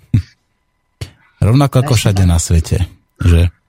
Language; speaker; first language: Slovak; native; Slovak